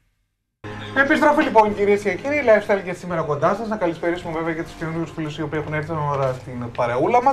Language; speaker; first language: Greek; native; Greek